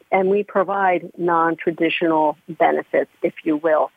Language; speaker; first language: English; native; English